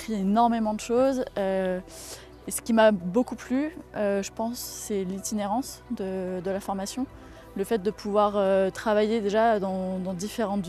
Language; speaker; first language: French; native; French